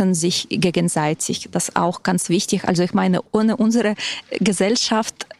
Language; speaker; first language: German; non-native, fluent; Ukrainian